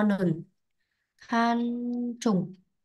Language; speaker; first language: Korean; non-native, learner; Vietnamese